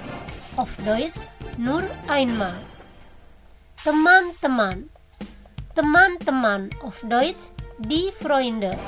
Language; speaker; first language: German; non-native, fluent; Indonesian